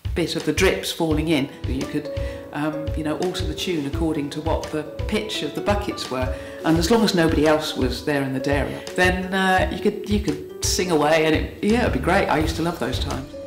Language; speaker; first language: English; native; English